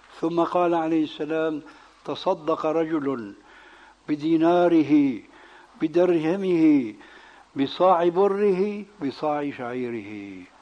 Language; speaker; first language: Arabic; early bilingual, other home language; Albanian